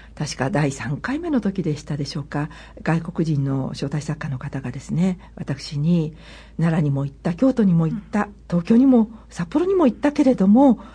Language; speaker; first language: Japanese; native; Japanese